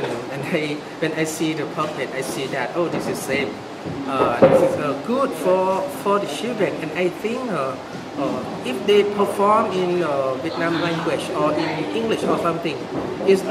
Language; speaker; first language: English; non-native, learner; Thai